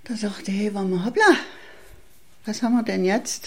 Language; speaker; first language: German; native; German